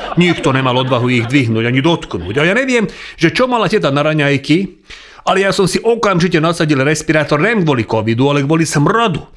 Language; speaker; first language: Slovak; non-native, local second language; Hungarian